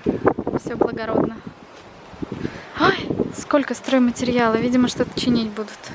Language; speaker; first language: Russian; native; Russian